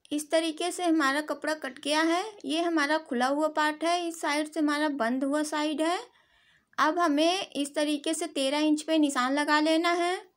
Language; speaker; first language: Hindi; native; Hindi